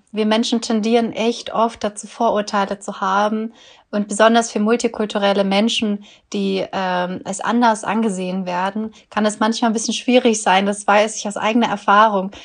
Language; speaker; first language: German; early bilingual, other home language; Russian